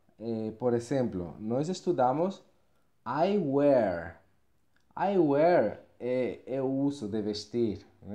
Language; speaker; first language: Portuguese; non-native, fluent; Spanish